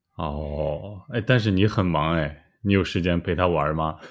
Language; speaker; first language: Chinese; native; Chinese